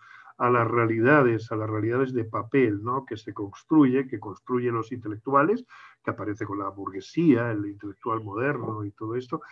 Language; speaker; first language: Spanish; native; Spanish